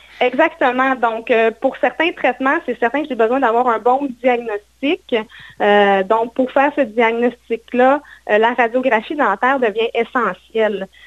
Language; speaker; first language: French; native; French